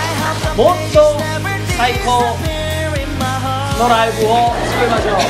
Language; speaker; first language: Japanese; non-native, fluent; Korean